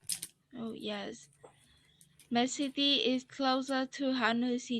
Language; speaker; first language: English; non-native, learner; Vietnamese